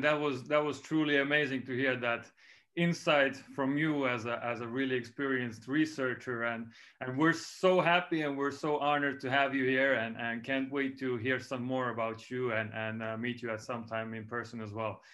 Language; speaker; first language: English; non-native, fluent; Estonian